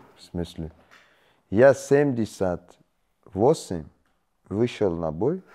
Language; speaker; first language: Russian; non-native, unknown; Persian